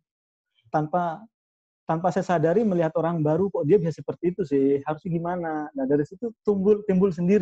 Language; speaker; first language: Indonesian; non-native, local second language; Madurese